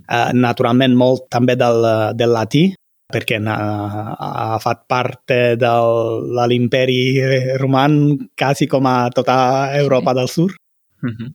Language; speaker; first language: Catalan; non-native, fluent; Italian